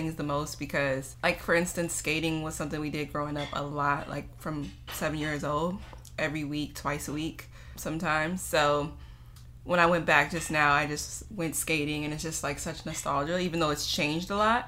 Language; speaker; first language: English; native; English